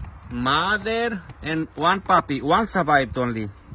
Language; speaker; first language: English; non-native, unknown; Greek